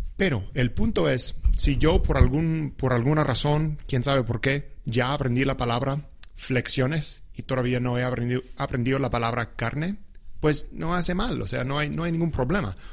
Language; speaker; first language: Spanish; non-native, fluent; English